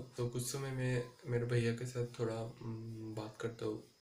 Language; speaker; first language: Hindi; non-native, local second language; Bangla